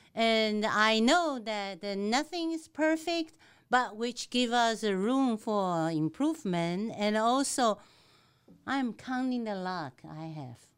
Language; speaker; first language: English; non-native, fluent; Chinese